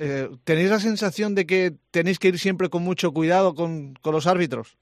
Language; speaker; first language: Spanish; native; Spanish